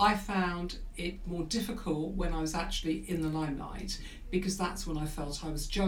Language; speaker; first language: English; native; English